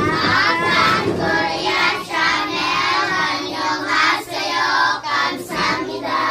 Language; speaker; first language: Korean; non-native, learner; Cebuano